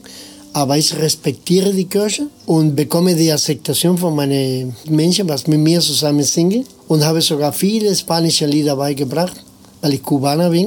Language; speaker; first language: German; non-native, fluent; Spanish